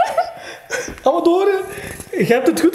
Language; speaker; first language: Dutch; early bilingual, other home language; Turkish